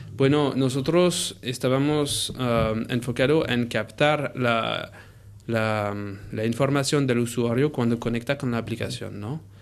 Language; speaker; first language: Spanish; non-native, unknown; French